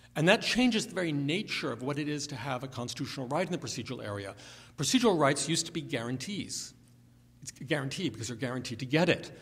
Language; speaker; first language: English; native; English